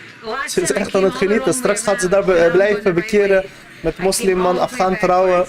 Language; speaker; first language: Dutch; early bilingual, other home language; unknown